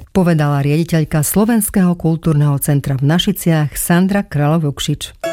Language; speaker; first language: Slovak; native; Slovak